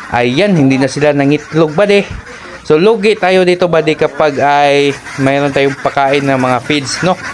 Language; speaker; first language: Filipino; non-native, local second language; Cebuano